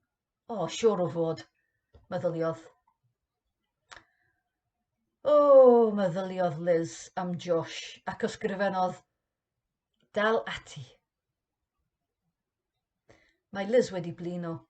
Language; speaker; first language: Welsh; non-native, learner; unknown